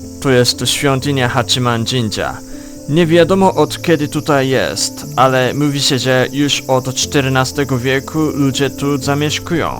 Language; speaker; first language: Polish; non-native, learner; Japanese